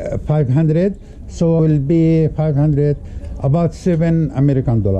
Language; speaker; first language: English; non-native, learner; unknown